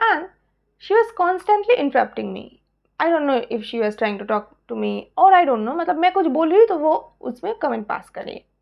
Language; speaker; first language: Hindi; non-native, local second language; Bangla